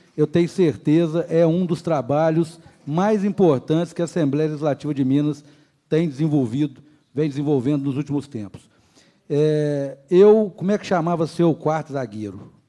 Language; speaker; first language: Portuguese; native; Portuguese